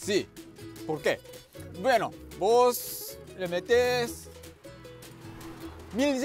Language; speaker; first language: Spanish; non-native, fluent; Japanese